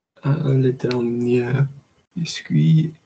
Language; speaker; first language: French; non-native, learner; English